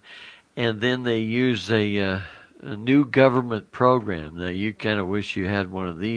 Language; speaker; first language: English; native; English